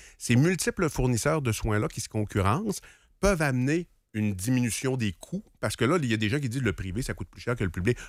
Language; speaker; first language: French; native; French